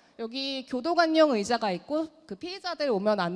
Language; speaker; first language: Korean; native; Korean